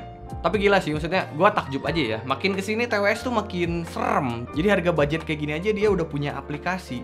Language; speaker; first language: Indonesian; native; Indonesian